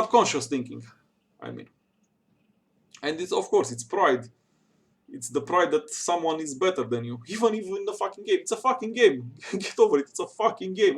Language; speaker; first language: English; non-native, fluent; Romanian